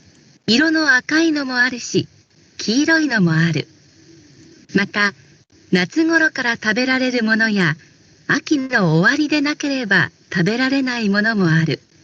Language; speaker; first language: Japanese; non-native, learner; Indonesian